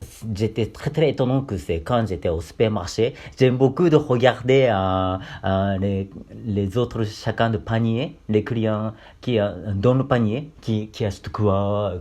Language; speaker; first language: French; non-native, learner; Japanese